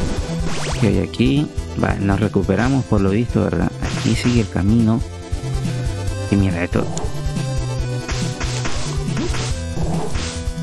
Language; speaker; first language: Spanish; native; Spanish